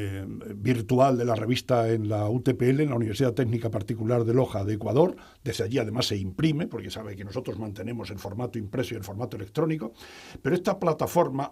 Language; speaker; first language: Spanish; native; Spanish